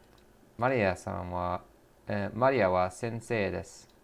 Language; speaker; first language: Japanese; non-native, learner; English